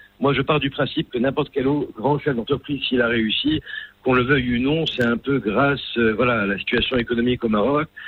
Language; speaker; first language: French; non-native, local second language; Arabic